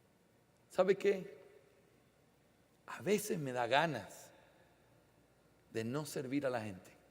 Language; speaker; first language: Spanish; native; Spanish